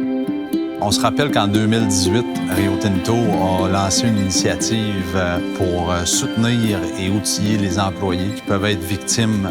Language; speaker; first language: French; native; French